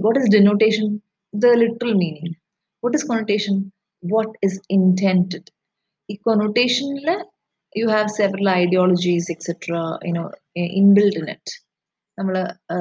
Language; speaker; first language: English; non-native, local second language; Malayalam